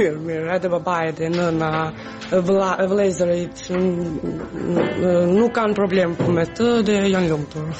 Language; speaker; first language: Albanian; non-native, learner; Serbian